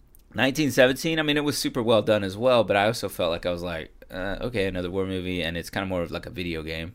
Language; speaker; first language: English; early bilingual, other home language; Spanish